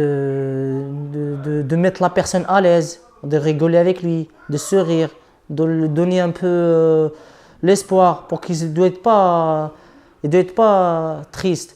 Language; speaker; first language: French; non-native, local second language; Arabic